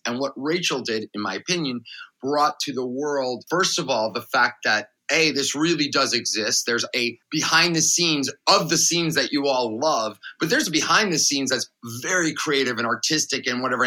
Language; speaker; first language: English; native; English